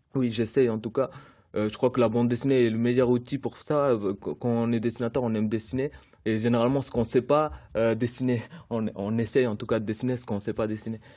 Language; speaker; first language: French; early bilingual, other home language; Sinhala